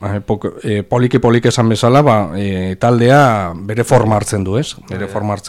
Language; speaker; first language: Basque; native; Basque